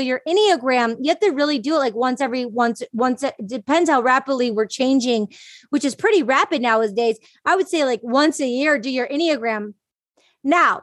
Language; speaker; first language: English; native; English